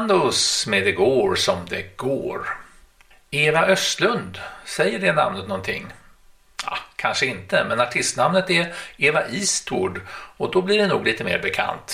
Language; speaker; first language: Swedish; native; Swedish